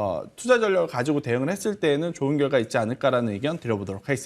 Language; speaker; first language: Korean; native; Korean